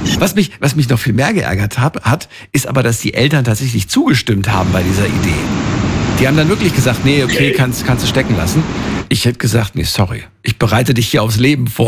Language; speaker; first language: German; native; German